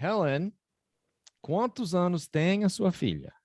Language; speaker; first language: Portuguese; non-native, fluent; English